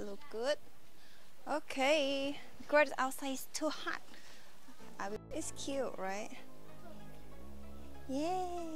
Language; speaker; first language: English; non-native, learner; Thai